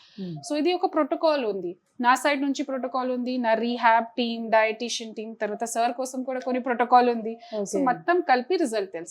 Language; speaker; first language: Telugu; non-native, fluent; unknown